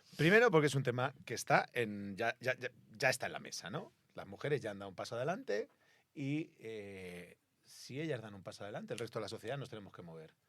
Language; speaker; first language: Spanish; native; Spanish